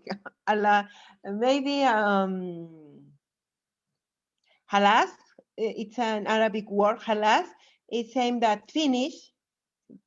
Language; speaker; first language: English; non-native, fluent; Spanish